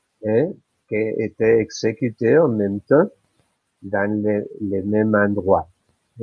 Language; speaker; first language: French; non-native, fluent; Spanish